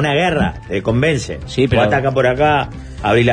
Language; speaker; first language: Spanish; native; Spanish